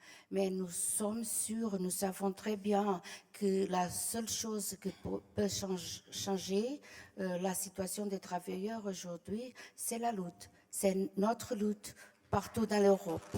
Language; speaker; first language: French; non-native, fluent; Portuguese